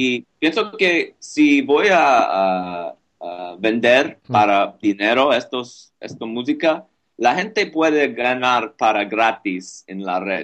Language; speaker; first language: Spanish; non-native, learner; English